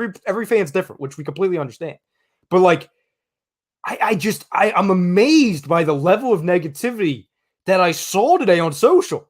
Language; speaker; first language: English; native; English